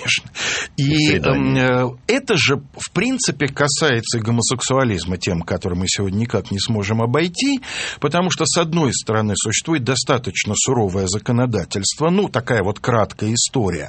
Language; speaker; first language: Russian; native; Russian